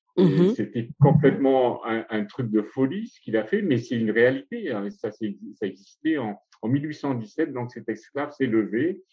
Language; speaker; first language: French; non-native, local second language; Malagasy